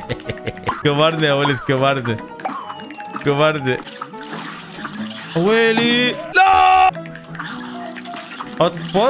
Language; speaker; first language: Arabic; native; Arabic